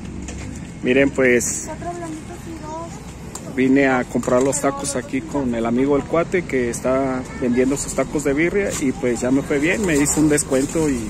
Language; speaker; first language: Spanish; native; Spanish